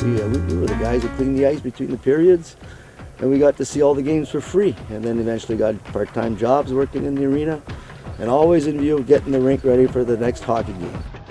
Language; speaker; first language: English; native; English